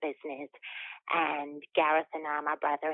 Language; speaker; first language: English; native; English